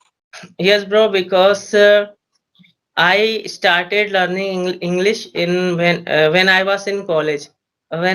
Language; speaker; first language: English; non-native, learner; Hindi